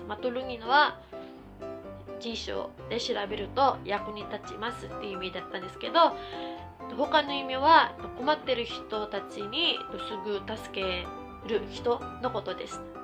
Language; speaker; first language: Japanese; non-native, local second language; Filipino